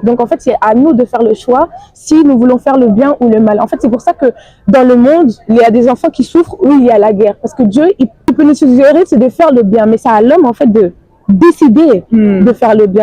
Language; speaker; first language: French; native; French